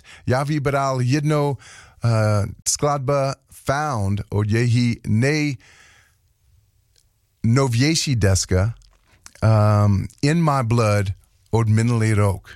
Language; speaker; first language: Czech; non-native, learner; English